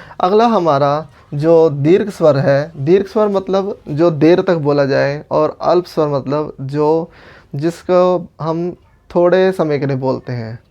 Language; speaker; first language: Hindi; non-native, local second language; Punjabi